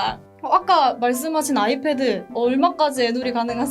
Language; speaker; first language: Korean; native; Korean